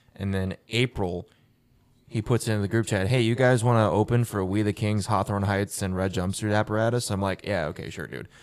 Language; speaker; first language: English; native; English